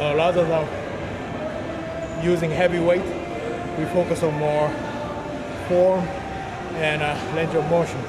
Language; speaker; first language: English; non-native, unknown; Japanese